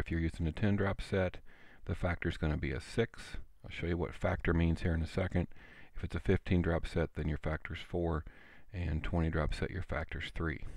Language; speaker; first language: English; native; English